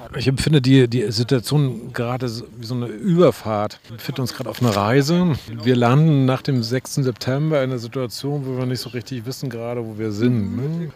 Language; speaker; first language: German; native; German